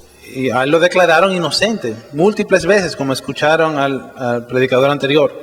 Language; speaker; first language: Spanish; native; Spanish